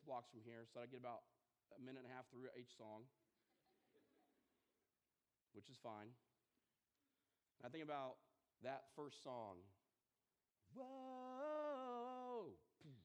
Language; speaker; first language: English; native; English